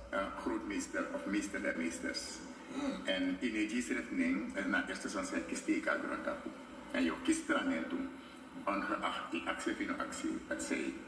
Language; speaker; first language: Dutch; native; Dutch